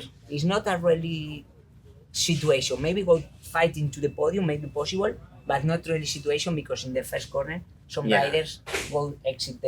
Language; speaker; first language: English; non-native, learner; Spanish